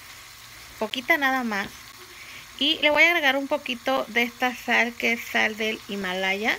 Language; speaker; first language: Spanish; native; Spanish